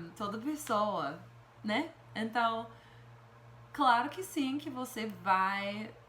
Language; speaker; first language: Portuguese; non-native, fluent; English